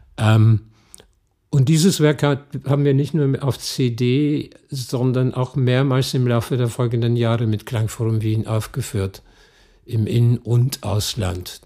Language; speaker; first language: German; non-native, fluent; English